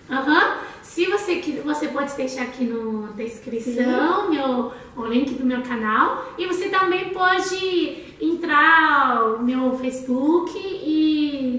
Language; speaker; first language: Portuguese; non-native, learner; Chinese